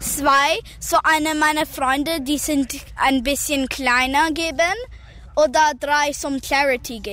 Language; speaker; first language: German; early bilingual, other home language; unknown